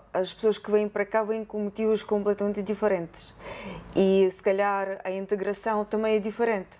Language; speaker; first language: Portuguese; non-native, fluent; Ukrainian